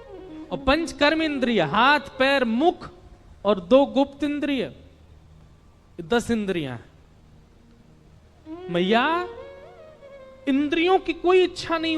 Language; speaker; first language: Hindi; native; Hindi